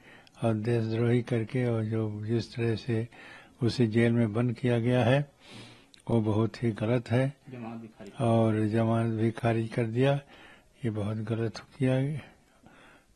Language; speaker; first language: Hindi; native; Hindi